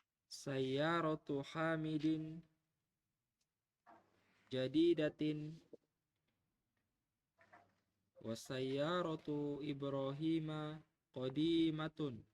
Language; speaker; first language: Arabic; non-native, learner; Indonesian